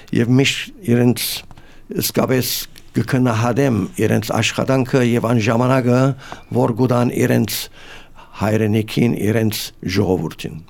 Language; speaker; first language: Armenian; native; Armenian